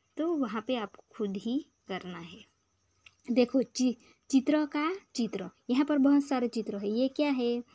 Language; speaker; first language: Hindi; non-native, local second language; Gujarati